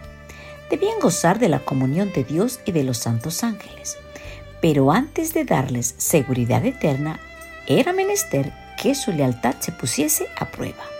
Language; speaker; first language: Spanish; native; Spanish